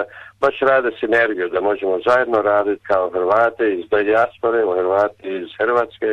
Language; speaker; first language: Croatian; early bilingual, heritage; Croatian